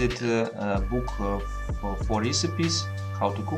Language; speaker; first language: English; non-native, learner; Russian